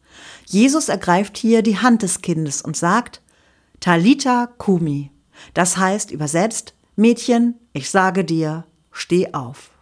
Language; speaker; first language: German; native; German